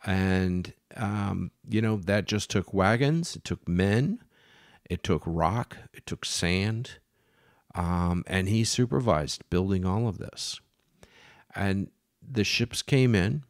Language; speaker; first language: English; native; English